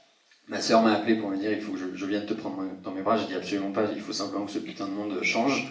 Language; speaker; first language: French; native; French